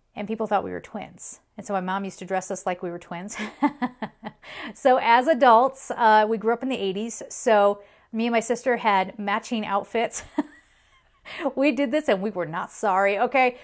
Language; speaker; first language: English; native; English